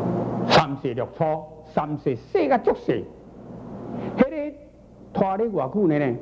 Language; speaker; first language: Chinese; native; Chinese